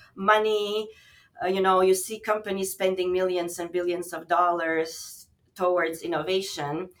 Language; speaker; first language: English; non-native, fluent; Albanian